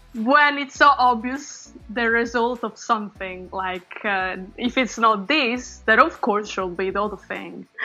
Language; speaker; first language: English; non-native, fluent; Italian